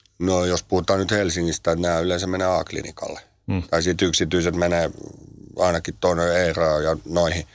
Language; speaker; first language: Finnish; native; Finnish